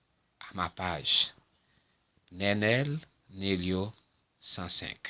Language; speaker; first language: French; non-native, local second language; Haitian Creole